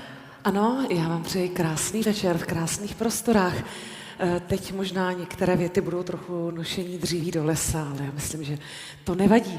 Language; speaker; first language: Czech; native; Czech